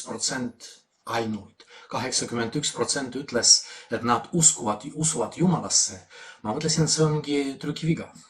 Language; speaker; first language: Estonian; non-native, fluent; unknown